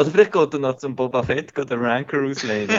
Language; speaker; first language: German; native; German